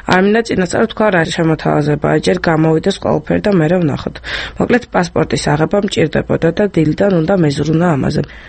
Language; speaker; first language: Georgian; early bilingual, other home language; French